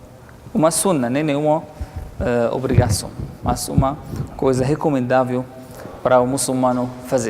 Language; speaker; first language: Portuguese; non-native, fluent; Arabic